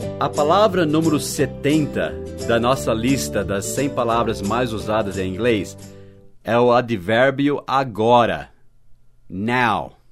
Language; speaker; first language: Portuguese; non-native, fluent; English